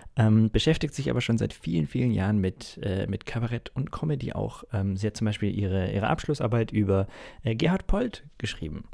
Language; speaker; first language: German; native; German